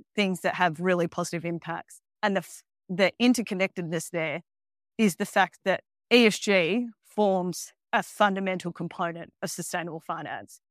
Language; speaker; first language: English; native; English